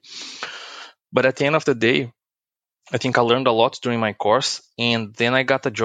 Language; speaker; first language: English; non-native, fluent; Portuguese